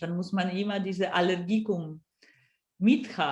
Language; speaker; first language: German; non-native, fluent; Polish